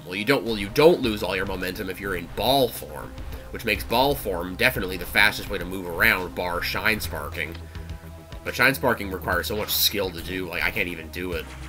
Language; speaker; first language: English; native; English